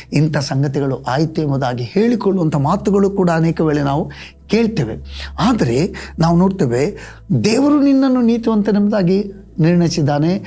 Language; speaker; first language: Kannada; native; Kannada